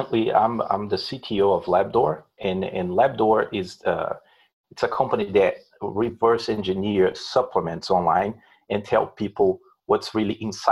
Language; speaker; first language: English; non-native, fluent; Portuguese